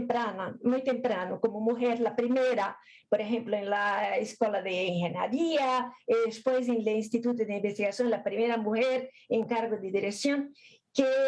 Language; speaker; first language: Spanish; non-native, fluent; Portuguese